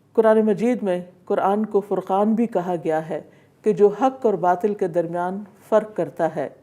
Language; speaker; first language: Urdu; native; Urdu